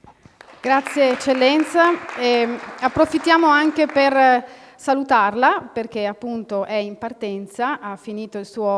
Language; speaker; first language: Italian; native; Italian